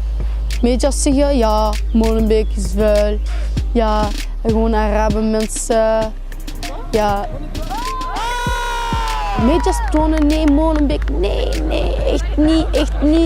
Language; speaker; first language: Dutch; non-native, local second language; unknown